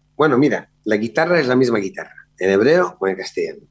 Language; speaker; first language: Spanish; early bilingual, other home language; Hebrew